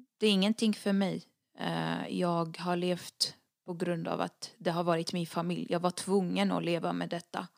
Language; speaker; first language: Swedish; early bilingual, other home language; Arabic